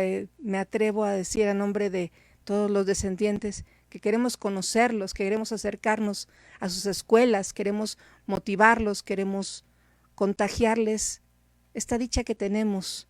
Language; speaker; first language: Spanish; native; Spanish